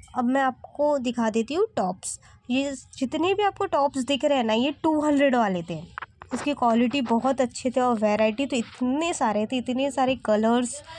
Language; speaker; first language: Hindi; native; Hindi